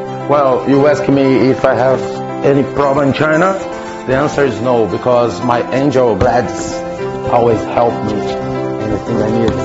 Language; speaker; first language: English; non-native, fluent; Portuguese